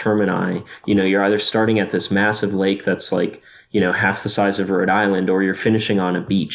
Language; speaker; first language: English; native; English